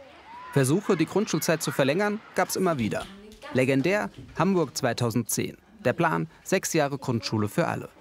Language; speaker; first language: German; native; German